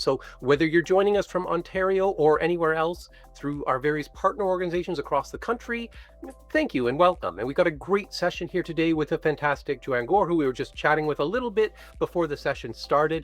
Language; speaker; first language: English; native; English